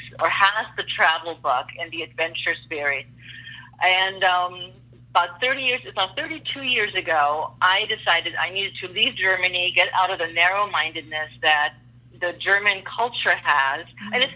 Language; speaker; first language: English; non-native, fluent; German